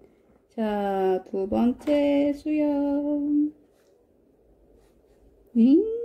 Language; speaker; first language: Korean; native; Korean